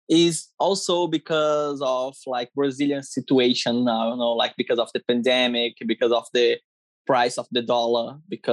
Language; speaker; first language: English; non-native, learner; Portuguese